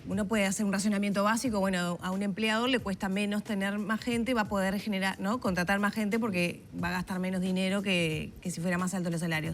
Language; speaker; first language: Spanish; native; Spanish